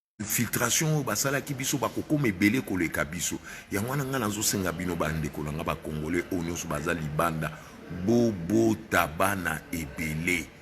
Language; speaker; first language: Lingala; non-native, local second language; Luba-Lulua